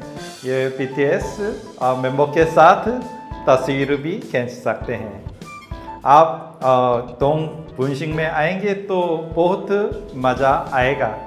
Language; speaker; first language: Hindi; non-native, learner; Korean